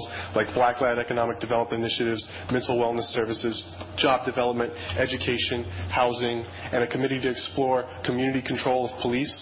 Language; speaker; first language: English; native; English